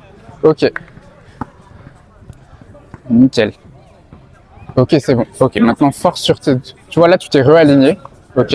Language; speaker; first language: French; native; French